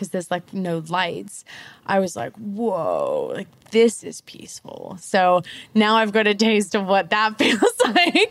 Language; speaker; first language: English; native; English